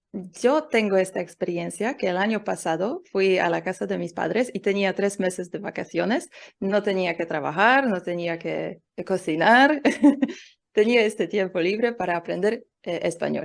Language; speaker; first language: Spanish; non-native, learner; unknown